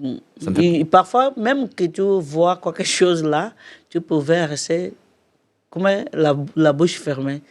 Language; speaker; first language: French; non-native, learner; Portuguese